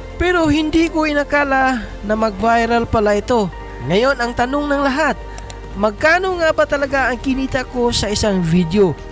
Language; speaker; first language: Filipino; non-native, local second language; Cebuano